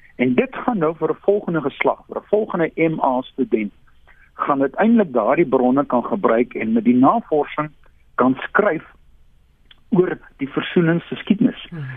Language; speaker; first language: Afrikaans; native; Afrikaans